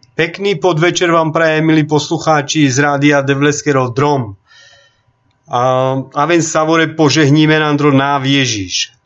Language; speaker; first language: Slovak; non-native, local second language; Romany